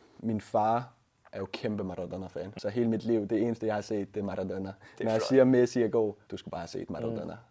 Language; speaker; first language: Danish; native; Danish